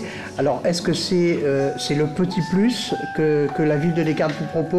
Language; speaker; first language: French; native; French